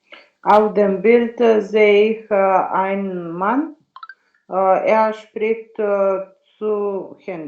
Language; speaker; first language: German; non-native, learner; Macedonian